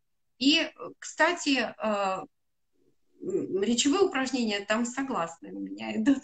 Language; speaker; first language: Russian; native; Russian